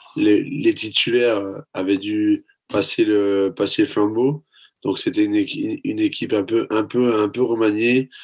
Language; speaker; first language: French; native; French